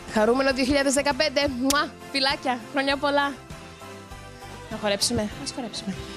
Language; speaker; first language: Greek; early bilingual, heritage; Greek